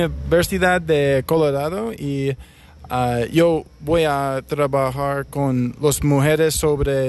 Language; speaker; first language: Spanish; non-native, learner; English